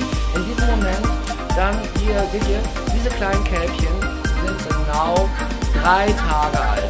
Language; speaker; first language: German; native; German